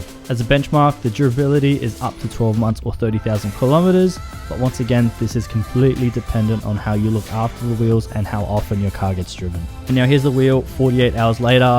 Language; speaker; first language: English; native; English